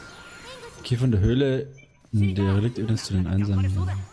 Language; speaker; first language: German; native; German